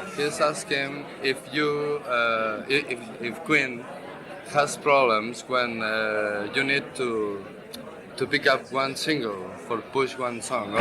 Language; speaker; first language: English; non-native, learner; Spanish